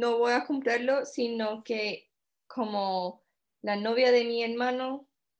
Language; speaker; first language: Spanish; early bilingual, heritage; Spanish